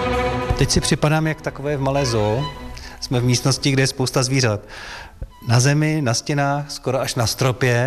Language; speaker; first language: Czech; native; Czech